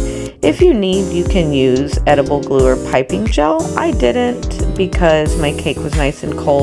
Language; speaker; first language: English; native; English